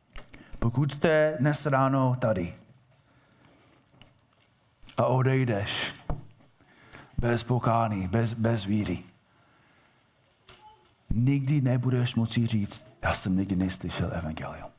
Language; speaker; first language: Czech; non-native, fluent; English